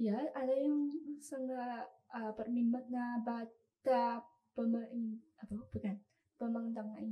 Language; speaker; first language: Indonesian; non-native, learner; Chinese